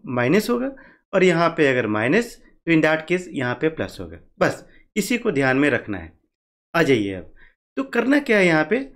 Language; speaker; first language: Hindi; native; Hindi